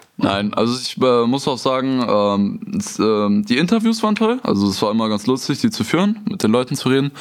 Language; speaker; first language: German; native; German